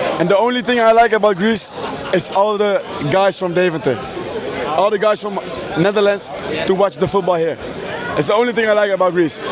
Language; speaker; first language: English; non-native, learner; Dutch